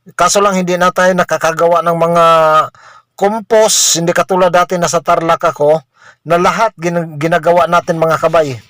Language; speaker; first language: Filipino; non-native, local second language; Cebuano